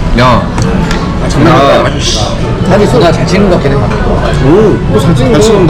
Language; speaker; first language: Korean; native; Korean